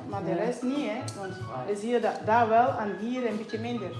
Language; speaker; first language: Dutch; non-native, learner; English